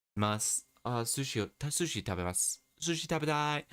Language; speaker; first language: Japanese; non-native, learner; English